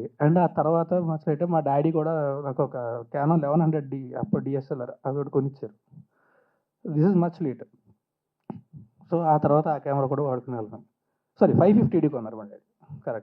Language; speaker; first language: Telugu; native; Telugu